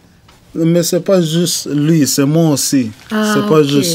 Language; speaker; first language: French; non-native, fluent; English